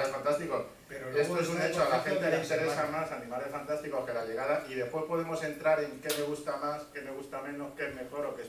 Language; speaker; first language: Spanish; native; Spanish